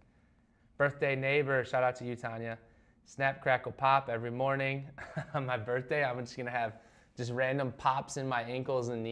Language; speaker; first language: English; native; English